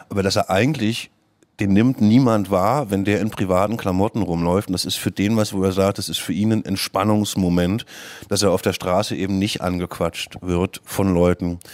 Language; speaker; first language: German; native; German